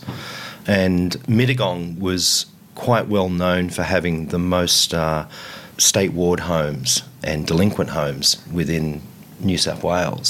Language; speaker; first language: English; native; English